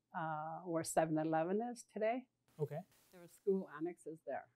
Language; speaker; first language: English; native; English